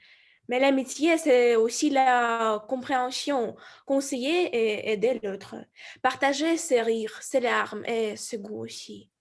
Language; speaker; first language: French; non-native, fluent; Russian